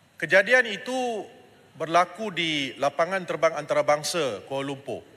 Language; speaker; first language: Malay; non-native, local second language; Tamil